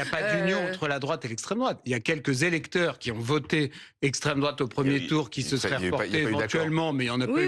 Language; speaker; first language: French; native; French